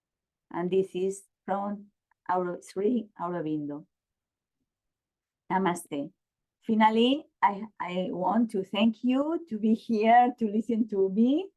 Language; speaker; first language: English; non-native, learner; Spanish